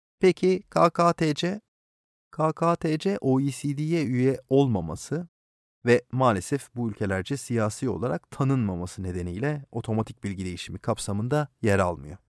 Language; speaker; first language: Turkish; native; Turkish